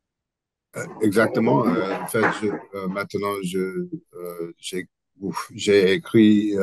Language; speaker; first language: French; non-native, learner; English